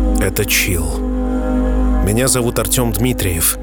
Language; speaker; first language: Russian; native; Russian